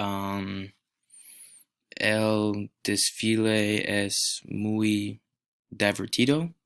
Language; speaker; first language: Spanish; non-native, learner; English